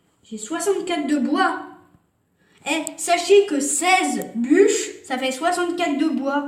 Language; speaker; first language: French; native; French